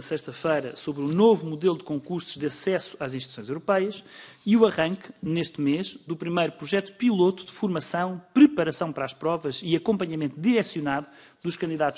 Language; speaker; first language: Portuguese; native; Portuguese